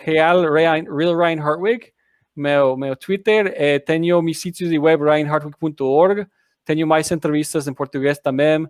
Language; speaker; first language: Portuguese; non-native, learner; English